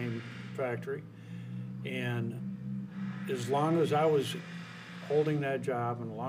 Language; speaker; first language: English; native; English